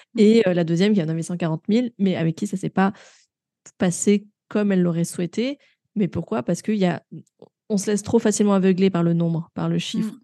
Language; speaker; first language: French; native; French